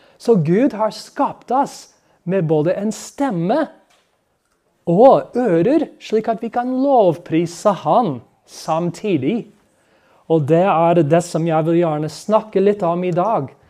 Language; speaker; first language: Norwegian; non-native, fluent; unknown